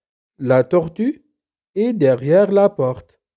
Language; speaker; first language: French; non-native, local second language; Arabic